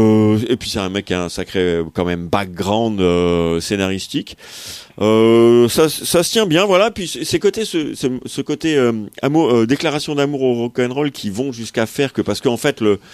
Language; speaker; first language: French; native; French